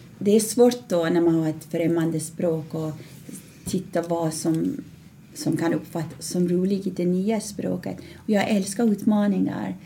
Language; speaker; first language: Swedish; non-native, fluent; Persian